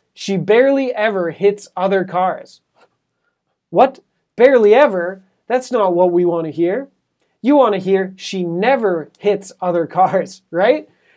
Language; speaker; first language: English; native; English